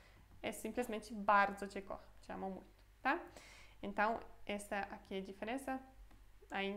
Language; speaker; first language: Portuguese; non-native, fluent; Polish